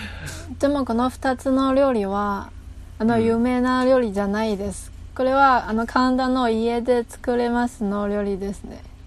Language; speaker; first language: Japanese; non-native, learner; Chinese